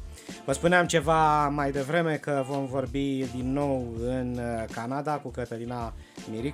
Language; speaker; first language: Romanian; native; Romanian